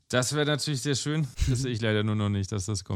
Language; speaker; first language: German; native; German